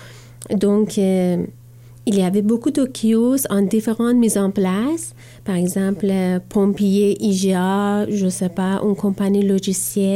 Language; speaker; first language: French; non-native, learner; Persian